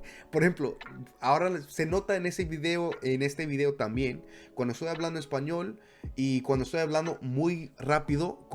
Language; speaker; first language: Spanish; non-native, fluent; English